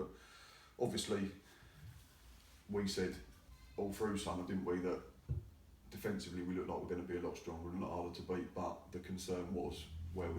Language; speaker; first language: English; native; English